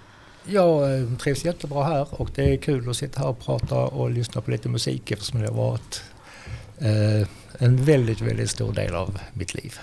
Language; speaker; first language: Swedish; native; Swedish